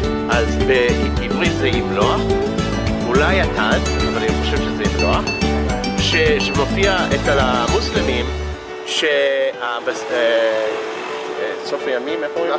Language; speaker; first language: Hebrew; non-native, fluent; English